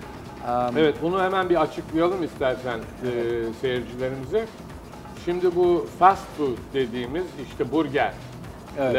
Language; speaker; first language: Turkish; native; Turkish